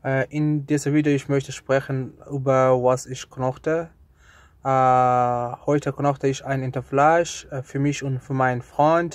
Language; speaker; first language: German; non-native, learner; Azerbaijani